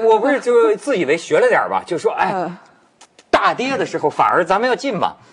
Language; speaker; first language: Chinese; native; Chinese